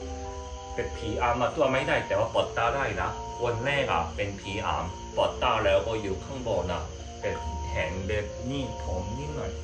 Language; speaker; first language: Thai; non-native, fluent; Korean